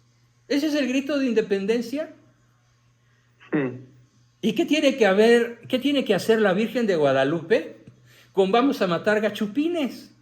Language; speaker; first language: Spanish; native; Spanish